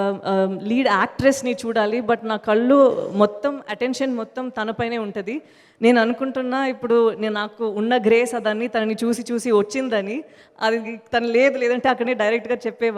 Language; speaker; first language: Telugu; non-native, fluent; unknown